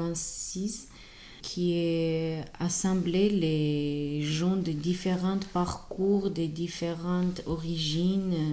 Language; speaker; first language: French; non-native, fluent; Armenian